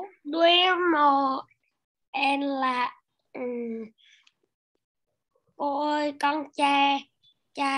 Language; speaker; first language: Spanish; non-native, learner; Vietnamese